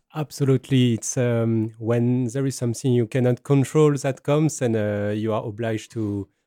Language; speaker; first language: English; non-native, fluent; French